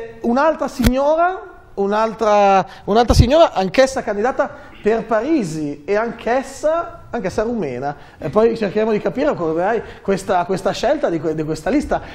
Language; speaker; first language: Italian; native; Italian